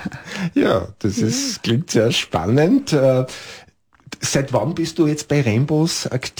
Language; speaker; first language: German; native; German